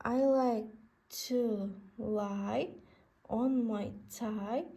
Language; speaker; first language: English; non-native, learner; Kazakh